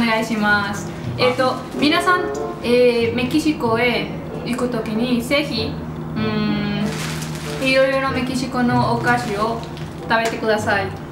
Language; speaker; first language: Japanese; non-native, learner; Spanish